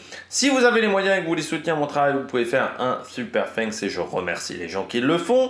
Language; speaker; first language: French; native; French